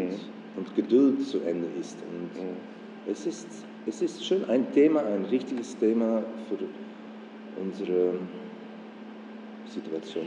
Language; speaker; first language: German; non-native, fluent; Dutch